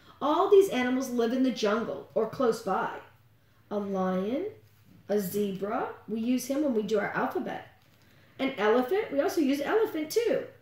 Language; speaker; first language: English; native; English